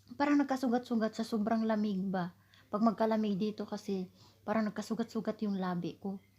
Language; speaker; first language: Filipino; non-native, local second language; Cebuano